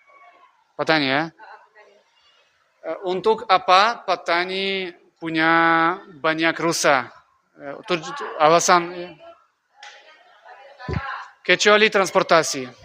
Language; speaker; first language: Indonesian; non-native, learner; Russian